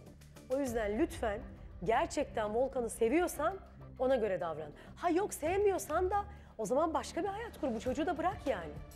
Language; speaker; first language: Turkish; native; Turkish